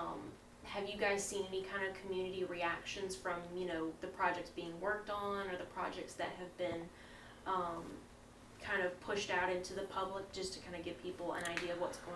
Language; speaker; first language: English; native; English